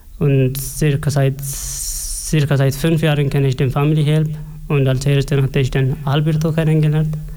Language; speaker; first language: German; non-native, fluent; Oromo